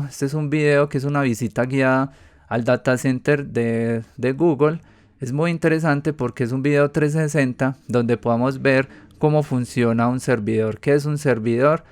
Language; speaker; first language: Spanish; native; Spanish